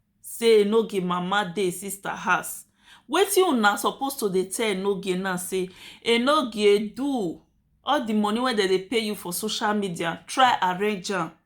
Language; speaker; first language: Nigerian Pidgin; native; Nigerian Pidgin